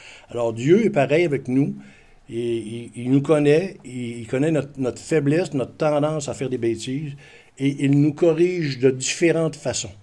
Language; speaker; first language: French; native; French